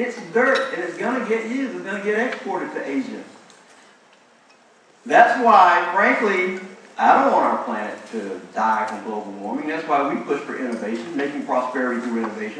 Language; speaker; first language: English; native; English